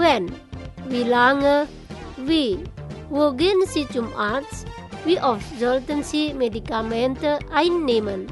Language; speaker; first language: German; non-native, fluent; Indonesian